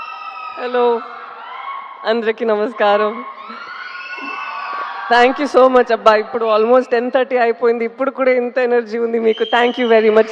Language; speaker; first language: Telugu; non-native, fluent; Tamil